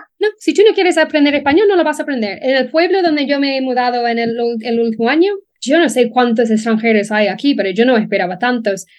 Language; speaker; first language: Spanish; non-native, fluent; English